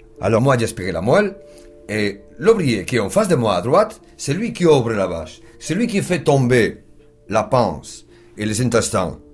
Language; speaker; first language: French; non-native, fluent; Spanish